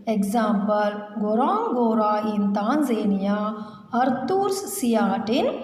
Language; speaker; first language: English; non-native, local second language; Kannada